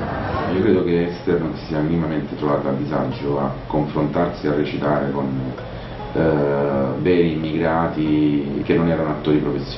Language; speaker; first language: Italian; native; Italian